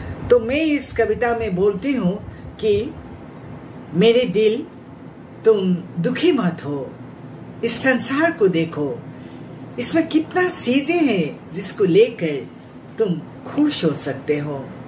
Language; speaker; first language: Hindi; non-native, local second language; Assamese